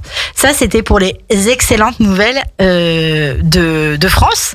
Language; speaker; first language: French; native; French